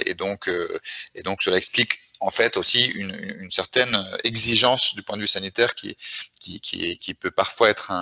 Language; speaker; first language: French; native; French